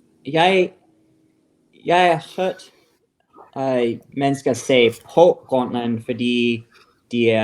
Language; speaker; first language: Danish; non-native, learner; English